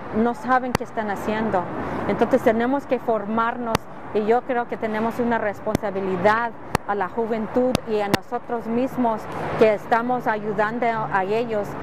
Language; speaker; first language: Spanish; early bilingual, other home language; English